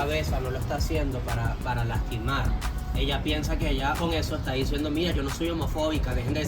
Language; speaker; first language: Spanish; native; Spanish